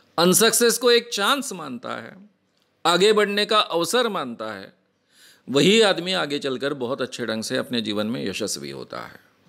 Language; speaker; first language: Hindi; non-native, local second language; Marathi